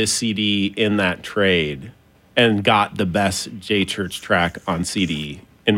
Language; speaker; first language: English; native; English